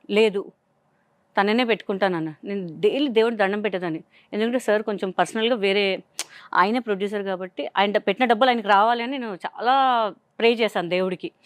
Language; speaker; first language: Telugu; non-native, local second language; Hindi